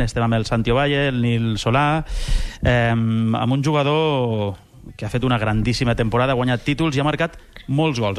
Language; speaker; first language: Catalan; native; Catalan